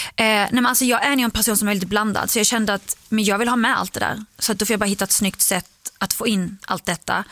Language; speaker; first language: Swedish; early bilingual, other home language; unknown